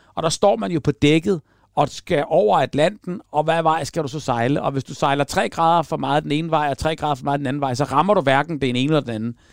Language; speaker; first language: Danish; native; Danish